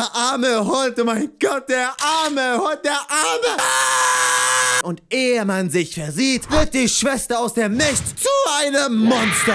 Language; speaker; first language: German; native; German